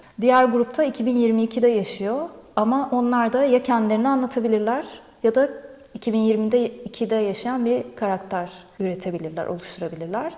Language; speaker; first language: Turkish; native; Turkish